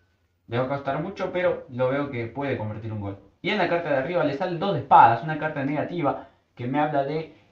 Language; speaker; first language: Spanish; native; Spanish